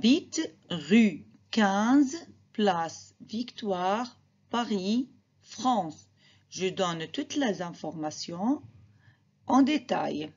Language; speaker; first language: French; non-native, fluent; Arabic